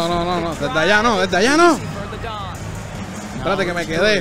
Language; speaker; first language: Spanish; native; Spanish